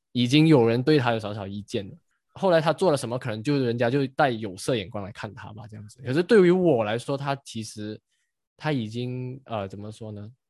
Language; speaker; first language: Chinese; native; Chinese